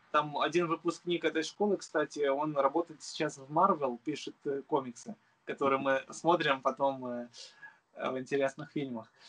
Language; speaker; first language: Russian; non-native, local second language; Romanian